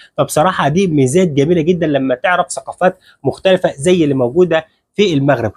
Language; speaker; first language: Arabic; native; Arabic